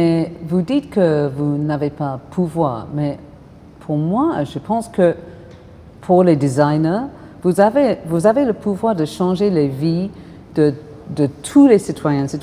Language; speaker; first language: French; non-native, fluent; English